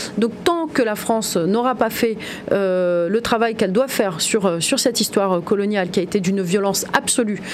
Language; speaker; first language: French; early bilingual, other home language; Kabyle